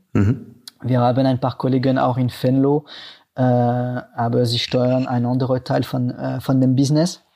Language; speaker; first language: German; non-native, fluent; French